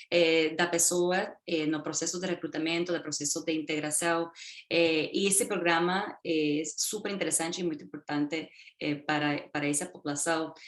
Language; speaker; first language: Portuguese; non-native, fluent; Spanish